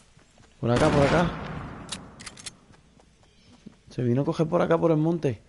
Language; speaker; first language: Spanish; native; Spanish